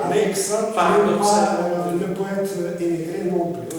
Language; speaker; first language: French; non-native, fluent; Russian